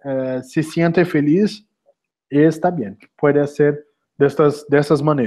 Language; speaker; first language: Spanish; non-native, learner; Portuguese